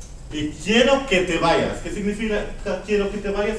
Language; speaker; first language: Spanish; non-native, fluent; Dutch